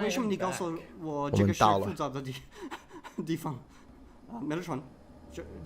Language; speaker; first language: Chinese; non-native, fluent; English